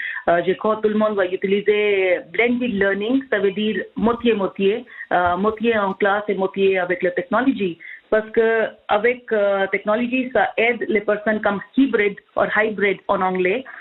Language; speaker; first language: French; non-native, learner; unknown